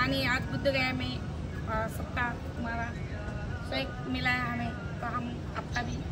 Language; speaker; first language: Hindi; non-native, local second language; Marathi